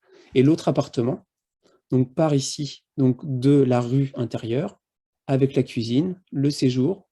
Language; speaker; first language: French; native; French